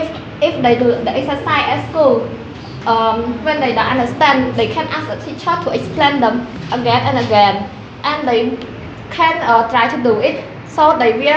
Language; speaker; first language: English; non-native, learner; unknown